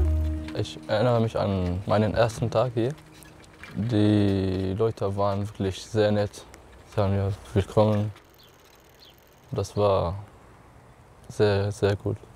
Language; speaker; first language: German; non-native, learner; Arabic